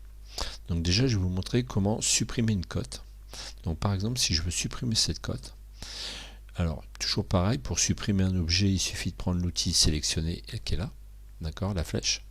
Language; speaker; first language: French; native; French